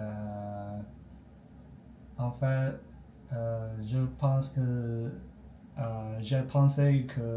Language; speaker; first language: French; non-native, learner; Chinese